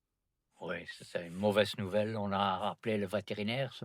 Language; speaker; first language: French; non-native, fluent; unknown